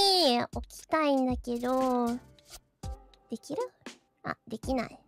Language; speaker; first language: Japanese; non-native, fluent; English